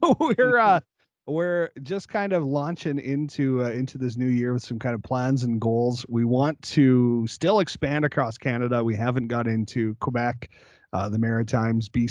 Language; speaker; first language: English; native; English